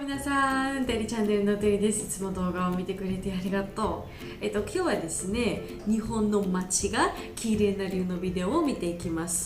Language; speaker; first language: Japanese; non-native, learner; Georgian